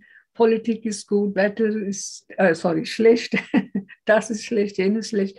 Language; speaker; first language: German; non-native, fluent; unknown